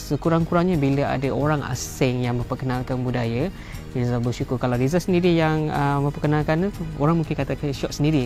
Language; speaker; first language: Malay; native; Malay